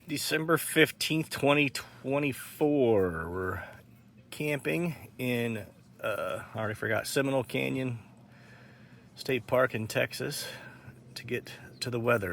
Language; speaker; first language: English; native; English